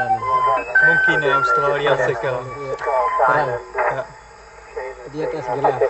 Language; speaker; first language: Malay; non-native, local second language; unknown